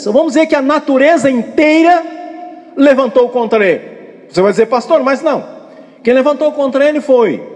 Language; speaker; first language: Portuguese; native; Portuguese